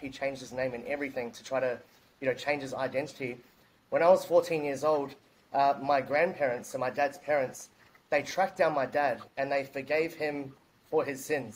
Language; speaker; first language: English; native; English